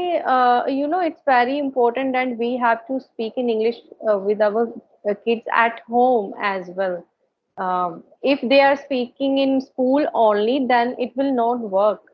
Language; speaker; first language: English; non-native, learner; Hindi